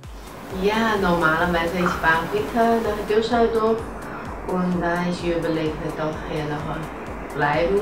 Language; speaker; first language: German; non-native, learner; Chinese